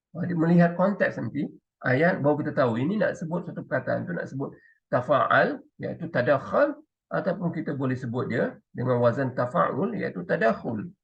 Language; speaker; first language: Malay; native; Malay